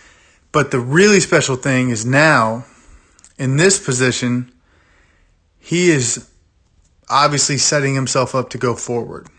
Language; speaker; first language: English; native; English